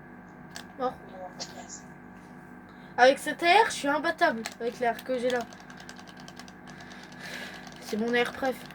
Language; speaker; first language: French; native; French